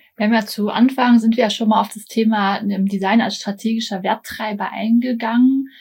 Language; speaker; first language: German; native; German